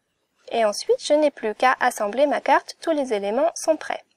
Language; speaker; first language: French; native; French